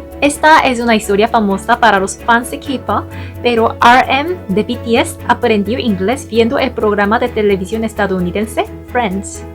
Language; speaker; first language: Spanish; non-native, fluent; Korean